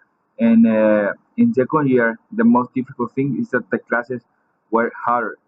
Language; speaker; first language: English; non-native, fluent; Spanish